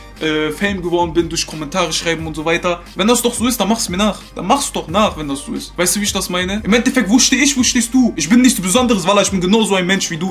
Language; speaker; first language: German; native; German